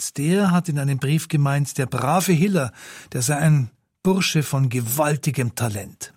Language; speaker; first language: German; native; German